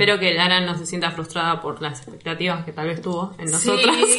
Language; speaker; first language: Spanish; native; Spanish